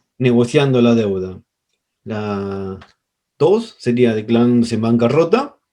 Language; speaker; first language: Spanish; native; Spanish